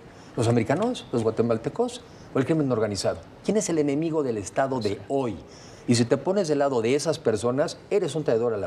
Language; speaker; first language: Spanish; native; Spanish